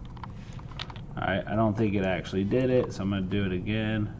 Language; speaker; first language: English; native; English